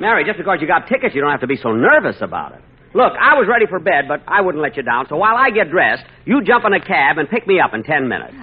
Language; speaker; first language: English; native; English